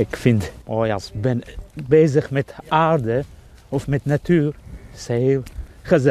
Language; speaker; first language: Dutch; non-native, learner; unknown